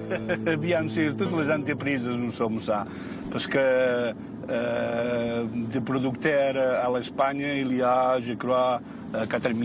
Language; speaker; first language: French; non-native, learner; Spanish